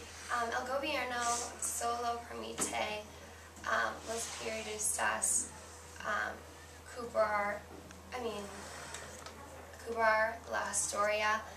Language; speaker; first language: Spanish; non-native, learner; English